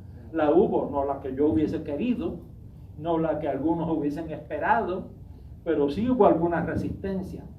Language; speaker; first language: Spanish; native; Spanish